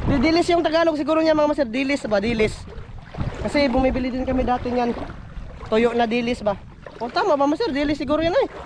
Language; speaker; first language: Filipino; non-native, local second language; Cebuano